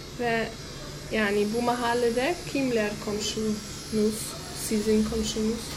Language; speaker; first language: Turkish; non-native, learner; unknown